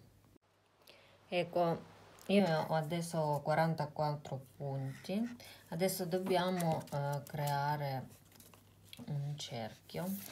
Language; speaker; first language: Italian; non-native, fluent; Russian